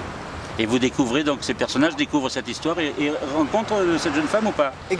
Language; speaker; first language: French; native; French